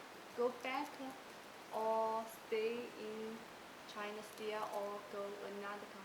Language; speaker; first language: English; non-native, learner; Chinese